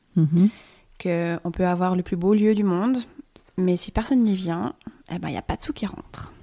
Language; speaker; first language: French; native; French